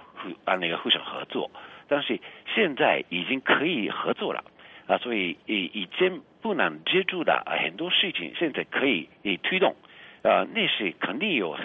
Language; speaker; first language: Chinese; non-native, fluent; Japanese